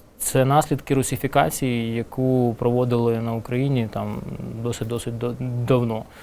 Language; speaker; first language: Ukrainian; non-native, local second language; Russian